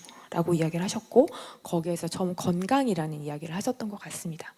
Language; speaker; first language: Korean; native; Korean